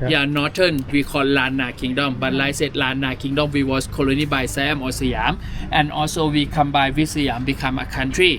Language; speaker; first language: English; non-native, learner; Thai